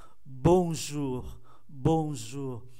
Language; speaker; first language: French; non-native, fluent; Vietnamese